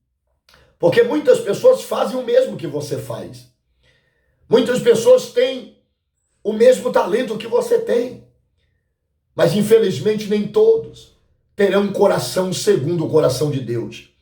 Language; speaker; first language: Portuguese; native; Portuguese